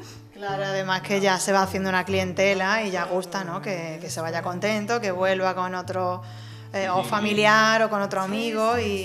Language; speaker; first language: Spanish; native; Spanish